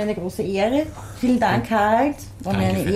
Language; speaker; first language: German; native; German